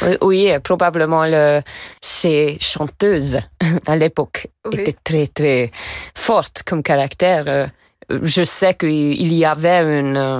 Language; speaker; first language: French; non-native, fluent; Hungarian